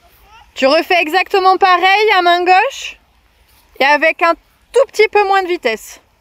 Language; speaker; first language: French; native; French